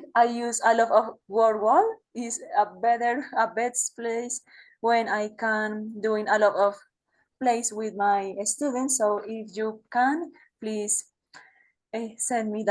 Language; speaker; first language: English; non-native, learner; Spanish